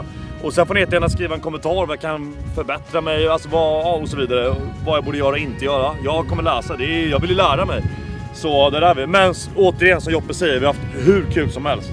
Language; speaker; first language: Swedish; native; Swedish